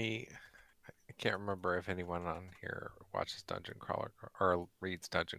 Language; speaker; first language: English; native; English